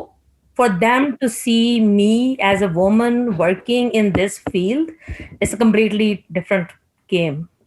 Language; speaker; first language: English; non-native, local second language; Punjabi